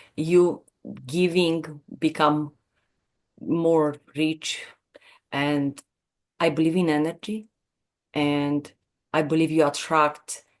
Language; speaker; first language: English; non-native, fluent; Romanian